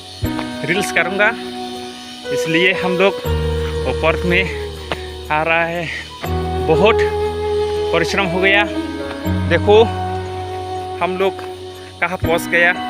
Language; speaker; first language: Hindi; non-native, local second language; Kok Borok